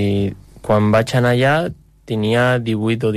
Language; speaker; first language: Catalan; non-native, local second language; Spanish